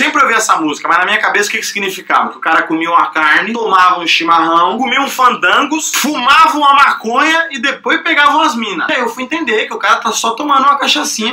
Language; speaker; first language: Portuguese; native; Portuguese